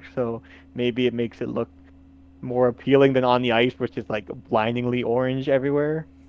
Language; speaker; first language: English; native; English